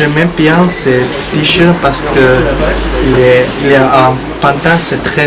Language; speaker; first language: French; non-native, learner; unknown